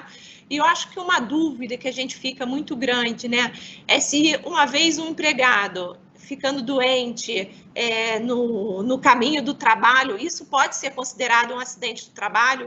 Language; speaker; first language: Portuguese; native; Portuguese